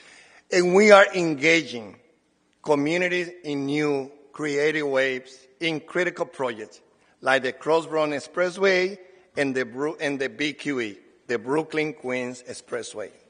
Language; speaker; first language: English; non-native, fluent; Spanish